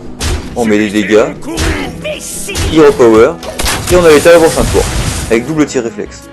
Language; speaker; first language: French; native; French